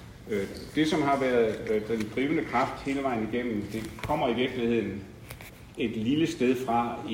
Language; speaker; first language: Danish; native; Danish